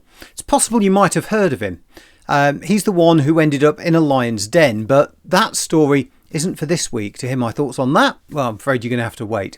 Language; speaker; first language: English; native; English